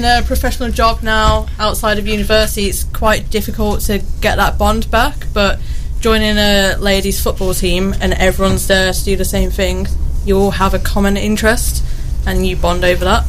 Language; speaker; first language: English; native; English